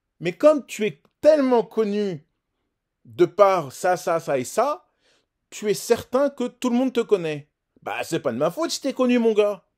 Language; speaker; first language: French; native; French